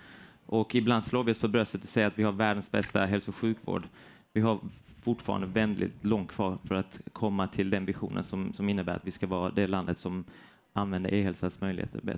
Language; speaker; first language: Swedish; native; Swedish